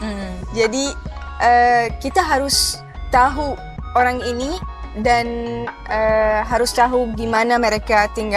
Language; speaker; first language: Indonesian; non-native, fluent; Arabic